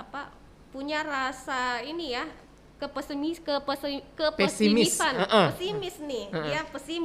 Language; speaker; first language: Indonesian; native; Indonesian